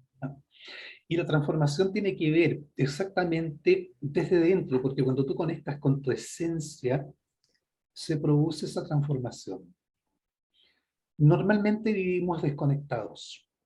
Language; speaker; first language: Spanish; native; Spanish